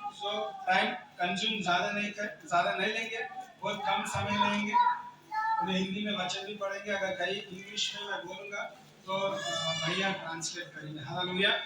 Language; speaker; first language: Hindi; non-native, local second language; Telugu